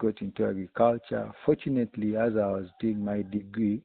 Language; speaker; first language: English; non-native, local second language; Ganda